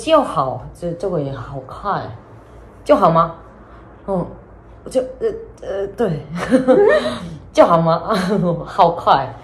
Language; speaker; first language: Chinese; non-native, learner; Korean